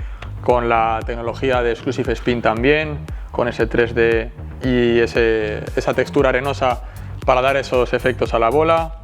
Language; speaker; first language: Spanish; native; Spanish